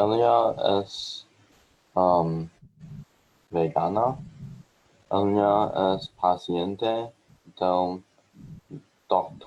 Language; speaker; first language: Spanish; non-native, learner; English